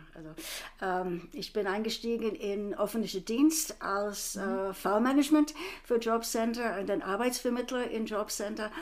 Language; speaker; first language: German; non-native, fluent; English